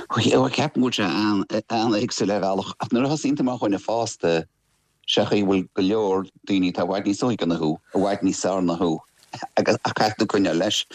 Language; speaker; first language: Irish; non-native, local second language; English